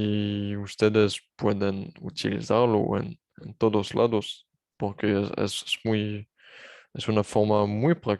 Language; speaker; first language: Spanish; non-native, learner; French